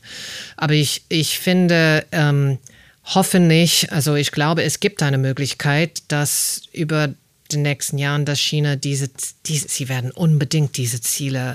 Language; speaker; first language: German; non-native, fluent; English